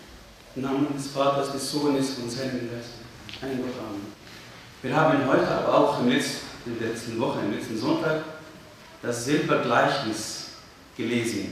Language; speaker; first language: German; non-native, fluent; Arabic